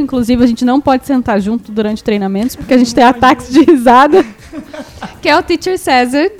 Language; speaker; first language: Portuguese; native; Portuguese